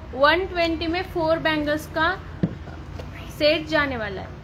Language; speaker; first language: Hindi; non-native, local second language; Marathi